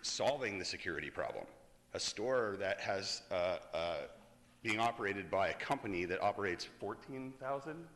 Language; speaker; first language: English; native; English